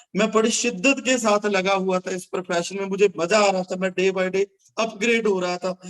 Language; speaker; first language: Hindi; non-native, local second language; Punjabi